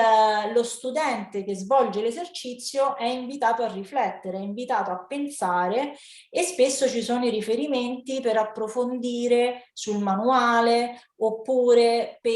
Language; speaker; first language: Italian; native; Italian